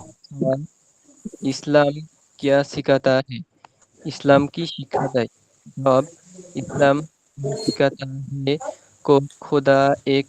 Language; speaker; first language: Hindi; non-native, learner; Bangla